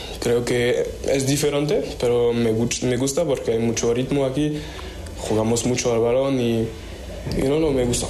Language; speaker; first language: Spanish; non-native, learner; French